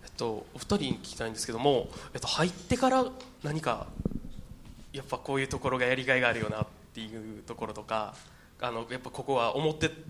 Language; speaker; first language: Japanese; native; Japanese